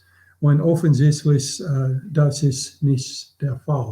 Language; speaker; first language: German; non-native, fluent; English